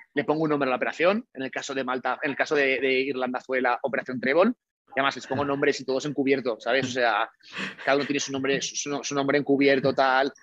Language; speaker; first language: Spanish; native; Spanish